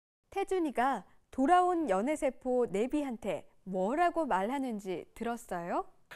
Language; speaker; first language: Korean; native; Korean